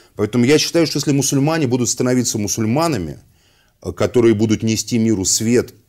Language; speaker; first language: Russian; native; Russian